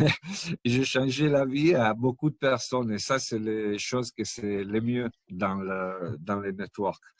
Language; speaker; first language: French; non-native, fluent; Italian